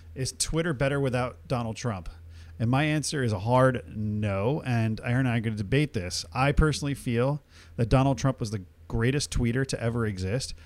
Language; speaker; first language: English; early bilingual, other home language; Hindi